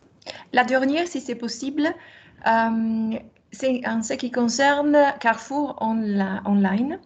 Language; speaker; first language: French; non-native, learner; Italian